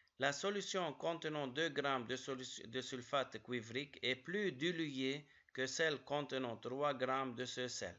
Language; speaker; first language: French; non-native, local second language; Arabic